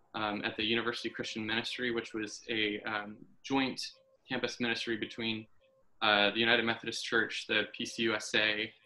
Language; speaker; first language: English; native; English